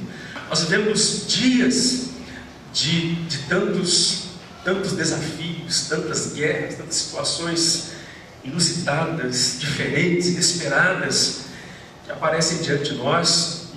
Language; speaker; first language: Portuguese; native; Portuguese